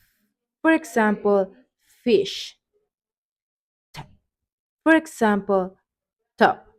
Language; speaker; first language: English; non-native, learner; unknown